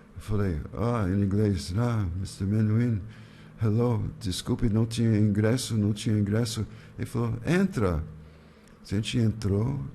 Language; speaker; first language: Portuguese; non-native, fluent; English